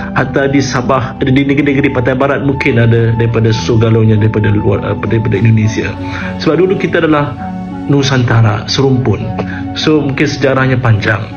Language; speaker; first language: Malay; native; Malay